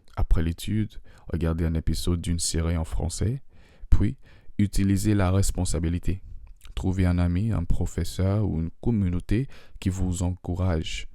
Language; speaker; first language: French; non-native, fluent; English